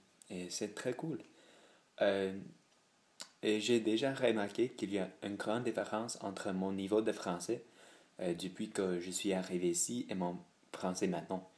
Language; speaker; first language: French; non-native, learner; English